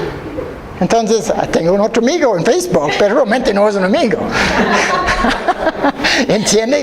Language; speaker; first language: Spanish; non-native, fluent; English